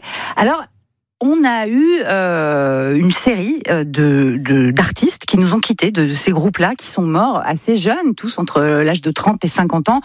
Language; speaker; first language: French; native; French